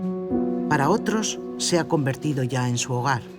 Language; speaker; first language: Spanish; native; Spanish